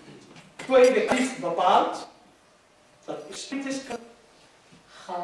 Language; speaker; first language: Dutch; non-native, fluent; Urdu